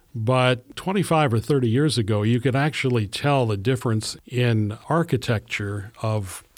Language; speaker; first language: English; native; English